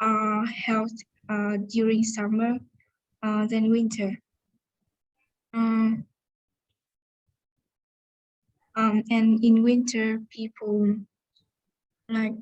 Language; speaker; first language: English; non-native, learner; Vietnamese